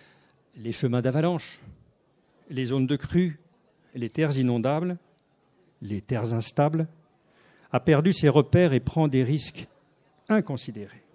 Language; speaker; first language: French; native; French